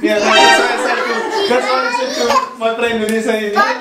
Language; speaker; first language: English; non-native, learner; Indonesian